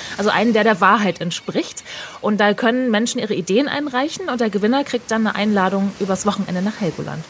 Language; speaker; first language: German; native; German